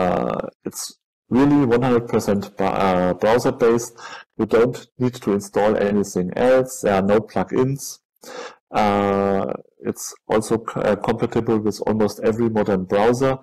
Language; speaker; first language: English; non-native, fluent; German